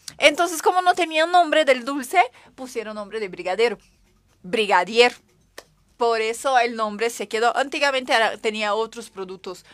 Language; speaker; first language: Spanish; non-native, fluent; Portuguese